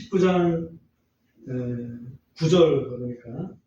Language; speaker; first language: Korean; native; Korean